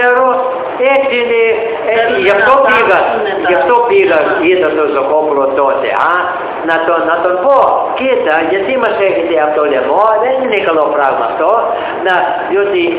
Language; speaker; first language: Greek; early bilingual, heritage; Greek